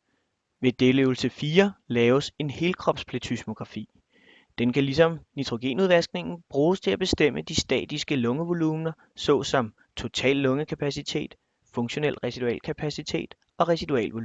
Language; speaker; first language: Danish; native; Danish